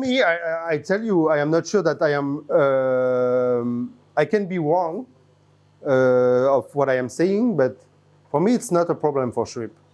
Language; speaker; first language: English; non-native, fluent; French